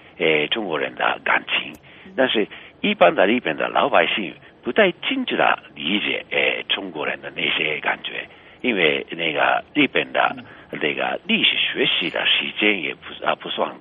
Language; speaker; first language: Chinese; non-native, fluent; Japanese